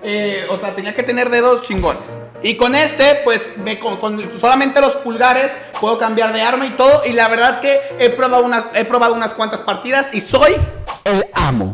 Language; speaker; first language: Spanish; native; Spanish